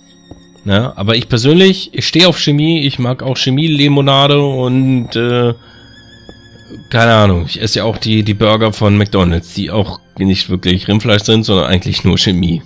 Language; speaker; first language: German; native; German